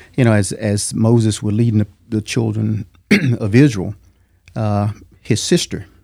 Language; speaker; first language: English; native; English